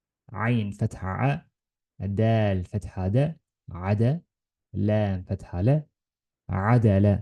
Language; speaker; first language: Arabic; non-native, learner; Estonian